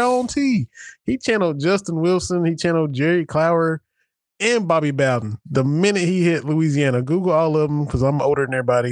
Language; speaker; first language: English; native; English